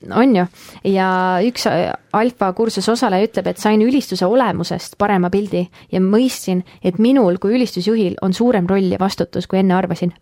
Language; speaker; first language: Estonian; early bilingual, heritage; Estonian